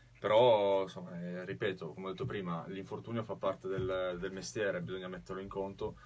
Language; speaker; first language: Italian; native; Italian